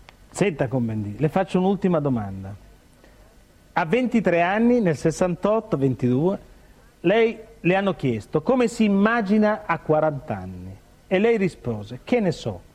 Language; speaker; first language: Italian; native; Italian